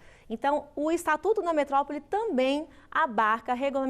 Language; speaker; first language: Portuguese; native; Portuguese